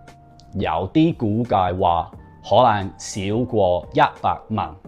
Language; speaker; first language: Cantonese; non-native, fluent; English